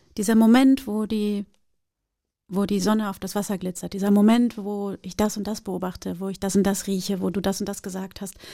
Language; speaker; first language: German; early bilingual, other home language; Portuguese